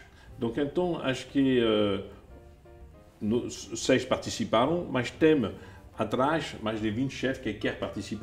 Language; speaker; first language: Portuguese; non-native, fluent; French